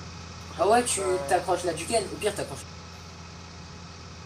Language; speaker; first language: French; native; French